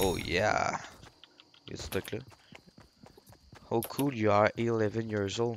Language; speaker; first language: English; non-native, learner; French